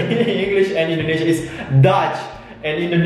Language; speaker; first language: English; non-native, learner; Indonesian